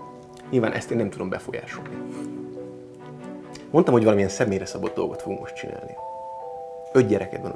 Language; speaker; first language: Hungarian; native; Hungarian